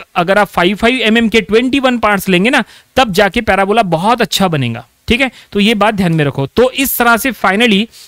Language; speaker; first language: Hindi; non-native, local second language; Marathi